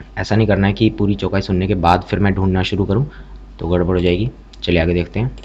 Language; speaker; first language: Hindi; native; Hindi